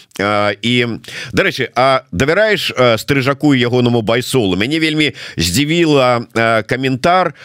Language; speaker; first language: Belarusian; non-native, local second language; Russian